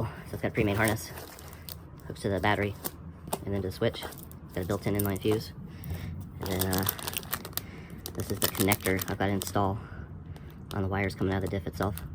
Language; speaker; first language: English; native; English